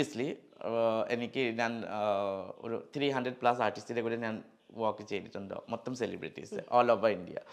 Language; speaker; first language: Malayalam; non-native, learner; Assamese